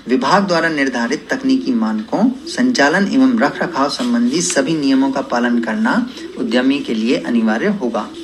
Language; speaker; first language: Hindi; native; Hindi